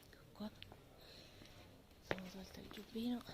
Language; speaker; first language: Italian; native; Italian